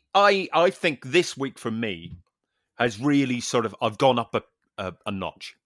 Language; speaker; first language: English; native; English